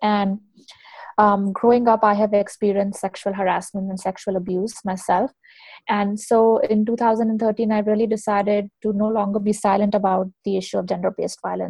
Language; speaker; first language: English; non-native, local second language; Hindi